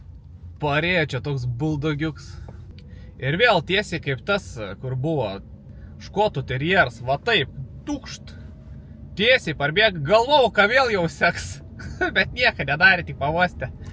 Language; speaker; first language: Lithuanian; native; Lithuanian